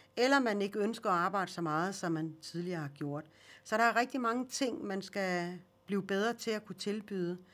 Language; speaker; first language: Danish; early bilingual, other home language; Swedish